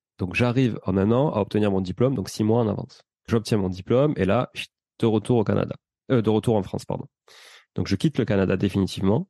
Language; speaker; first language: French; native; French